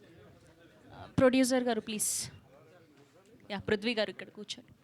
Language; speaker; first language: Telugu; native; Telugu